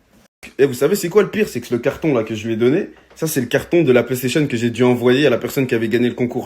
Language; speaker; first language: French; native; French